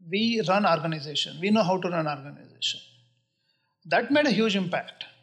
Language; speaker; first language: English; non-native, local second language; Kannada